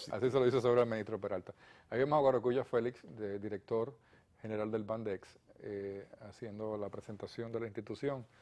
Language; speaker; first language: Spanish; native; Spanish